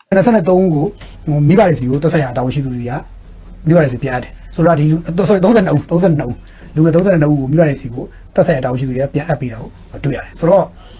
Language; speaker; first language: Burmese; native; Burmese